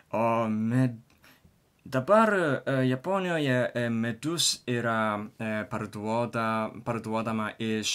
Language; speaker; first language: Lithuanian; non-native, learner; Japanese